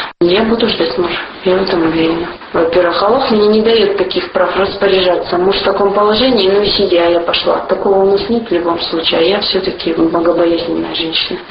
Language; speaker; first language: Russian; native; Russian